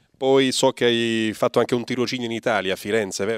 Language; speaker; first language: Italian; native; Italian